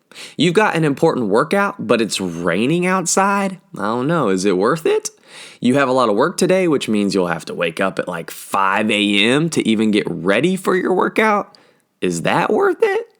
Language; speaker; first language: English; native; English